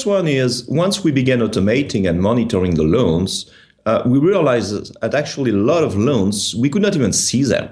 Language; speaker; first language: English; non-native, fluent; French